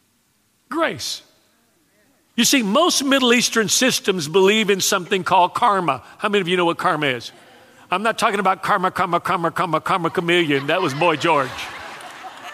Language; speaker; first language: English; native; English